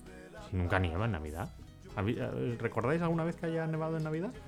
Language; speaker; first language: Spanish; native; Spanish